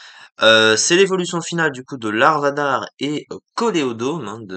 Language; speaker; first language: French; native; French